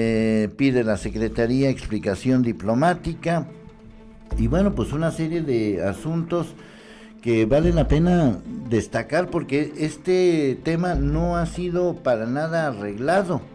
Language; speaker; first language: Spanish; native; Spanish